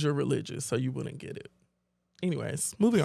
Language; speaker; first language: English; native; English